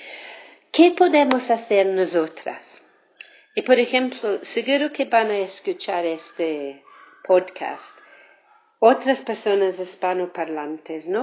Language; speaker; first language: Spanish; non-native, fluent; English